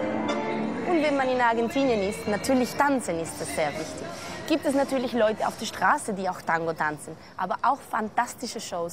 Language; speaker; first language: German; non-native, fluent; Spanish